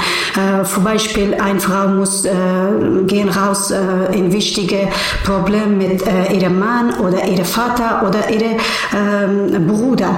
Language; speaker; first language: German; non-native, learner; Persian